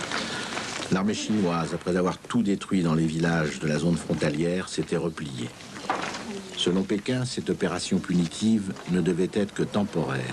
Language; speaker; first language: French; native; French